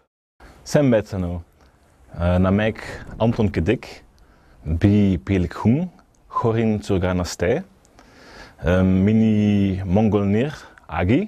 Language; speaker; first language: Mongolian; non-native, learner; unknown